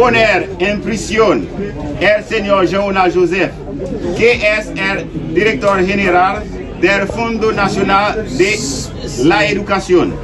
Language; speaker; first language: Spanish; non-native, learner; Haitian Creole